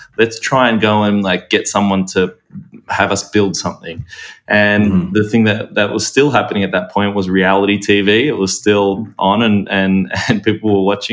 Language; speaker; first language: English; native; English